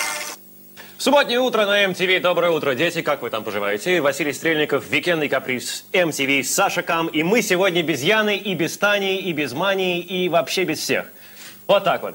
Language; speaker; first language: Russian; native; Russian